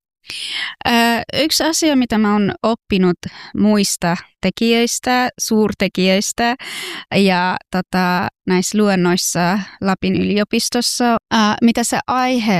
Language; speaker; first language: Finnish; non-native, fluent; Persian